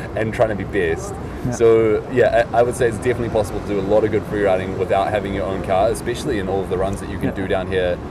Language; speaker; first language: English; native; English